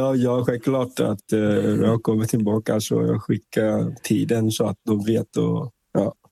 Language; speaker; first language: Swedish; non-native, fluent; Vietnamese